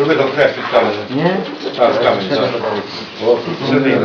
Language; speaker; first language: Russian; non-native, local second language; Ukrainian